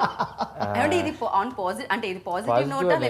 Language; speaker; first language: Telugu; native; Telugu